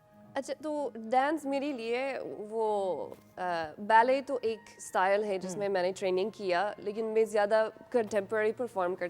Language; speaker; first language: Hindi; non-native, learner; English